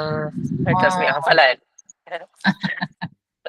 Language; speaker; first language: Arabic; non-native, fluent; Malay